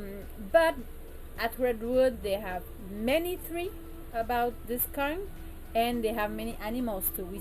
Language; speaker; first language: English; non-native, learner; French